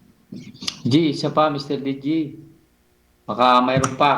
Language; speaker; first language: Filipino; non-native, local second language; Cebuano